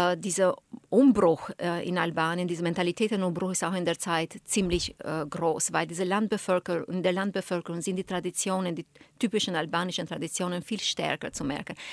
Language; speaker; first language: German; non-native, fluent; Albanian